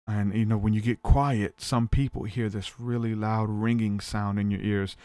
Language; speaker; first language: English; native; English